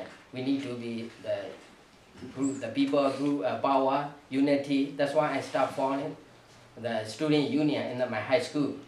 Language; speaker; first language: English; non-native, learner; Burmese